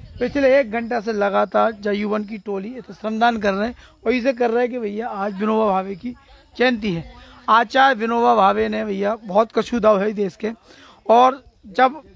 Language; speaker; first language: Hindi; native; Hindi